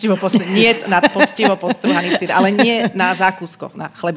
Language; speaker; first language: Slovak; native; Slovak